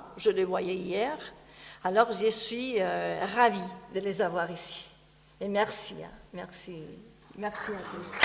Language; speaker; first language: French; non-native, fluent; Spanish